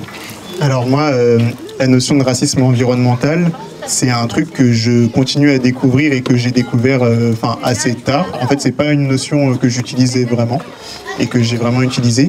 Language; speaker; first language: French; native; French